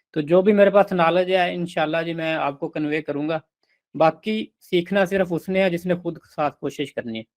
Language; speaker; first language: Urdu; non-native, local second language; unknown